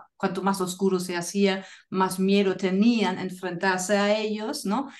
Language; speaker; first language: Spanish; non-native, fluent; German